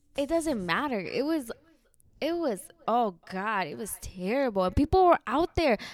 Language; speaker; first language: English; early bilingual, heritage; Spanish